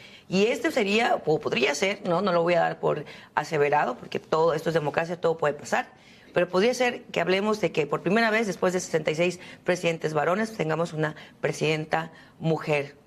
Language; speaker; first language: Spanish; native; Spanish